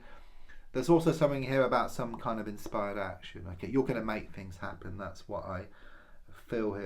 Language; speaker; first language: English; native; English